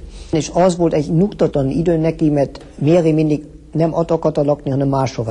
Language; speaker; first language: Hungarian; early bilingual, heritage; Hungarian